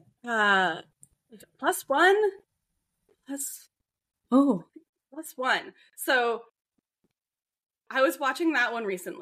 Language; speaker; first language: English; native; English